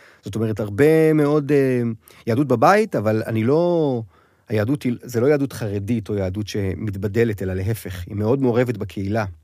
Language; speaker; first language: Hebrew; native; Hebrew